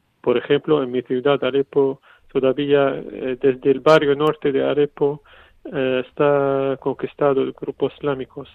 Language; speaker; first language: Spanish; non-native, fluent; Arabic